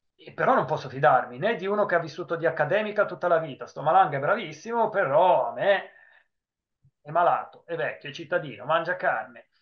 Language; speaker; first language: Italian; native; Italian